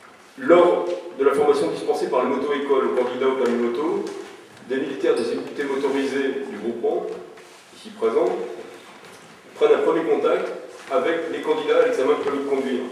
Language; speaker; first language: French; native; French